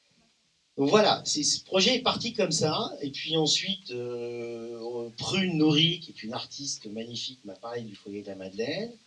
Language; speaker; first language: French; native; French